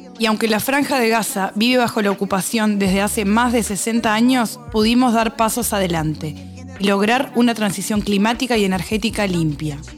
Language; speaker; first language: Spanish; non-native, fluent; Arabic